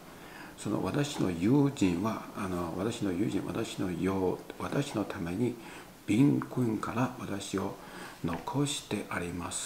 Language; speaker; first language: Japanese; non-native, learner; Chinese